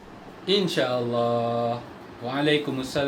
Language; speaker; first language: Arabic; non-native, learner; Malay